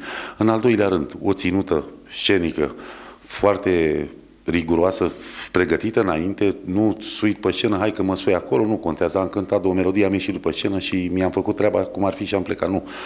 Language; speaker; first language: Romanian; native; Romanian